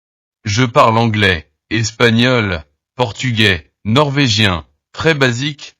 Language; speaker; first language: French; non-native, learner; Portuguese